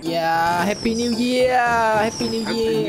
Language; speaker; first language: English; non-native, learner; Vietnamese